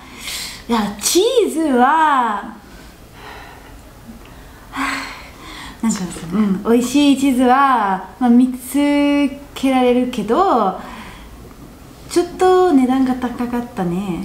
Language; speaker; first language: Japanese; non-native, fluent; Italian